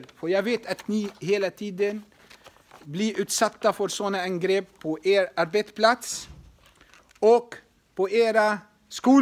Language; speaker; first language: Swedish; non-native, fluent; Arabic